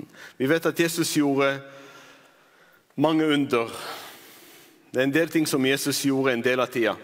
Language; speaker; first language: Norwegian; non-native, fluent; Arabic